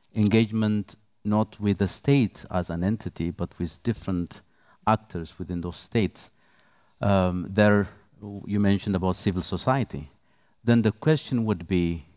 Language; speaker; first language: English; non-native, fluent; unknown